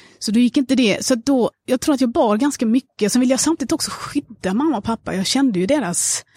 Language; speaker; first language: Swedish; early bilingual, other home language; Amharic